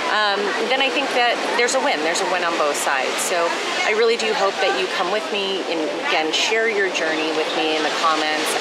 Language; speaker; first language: English; native; English